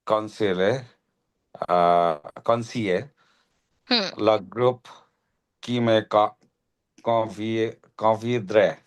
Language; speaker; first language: French; non-native, learner; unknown